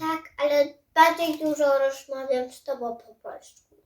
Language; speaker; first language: Polish; early bilingual, heritage; Samoan